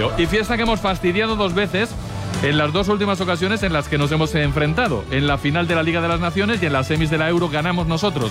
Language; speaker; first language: Spanish; native; Spanish